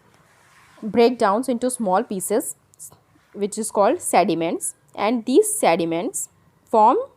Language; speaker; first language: English; non-native, local second language; Hindi